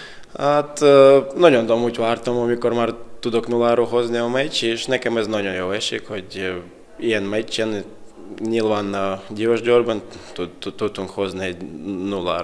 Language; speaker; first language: Hungarian; non-native, fluent; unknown